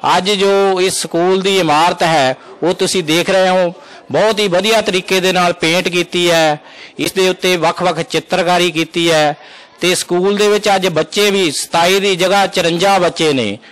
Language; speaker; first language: Punjabi; native; Punjabi